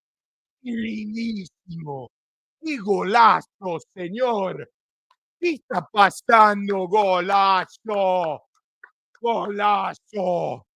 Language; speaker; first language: Spanish; early bilingual, heritage; Spanish